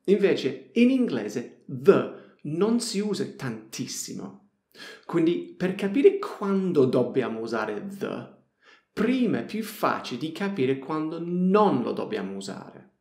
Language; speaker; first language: Italian; non-native, fluent; English